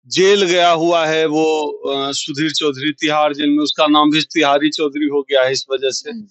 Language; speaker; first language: Hindi; native; Hindi